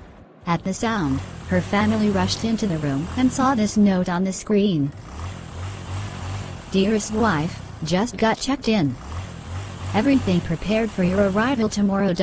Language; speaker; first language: English; non-native, learner; Khmer